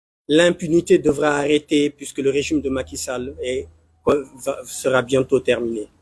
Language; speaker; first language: French; non-native, local second language; Wolof